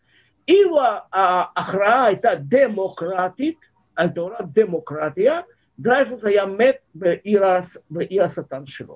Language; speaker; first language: Hebrew; non-native, fluent; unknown